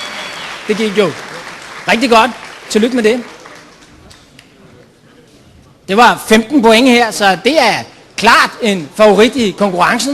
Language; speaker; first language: Danish; native; Danish